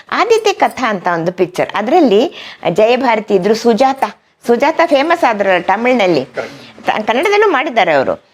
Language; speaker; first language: Kannada; non-native, local second language; Malayalam